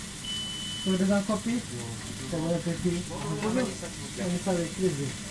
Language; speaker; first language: French; non-native, learner; Turkish